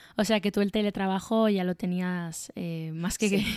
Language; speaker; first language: Spanish; native; Spanish